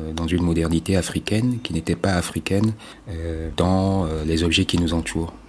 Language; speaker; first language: French; non-native, local second language; Ewe